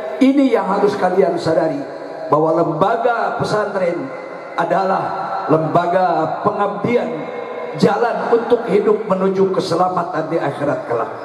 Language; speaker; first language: Indonesian; non-native, local second language; Sundanese